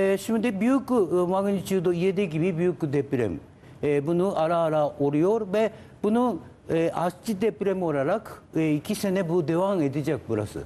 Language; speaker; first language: Turkish; non-native, learner; Japanese